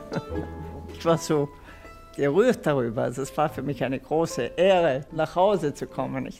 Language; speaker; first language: German; non-native, fluent; Italian